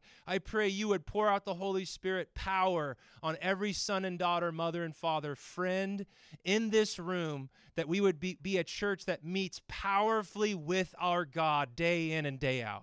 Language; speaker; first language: English; native; English